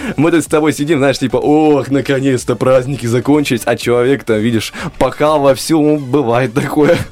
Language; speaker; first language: Russian; native; Russian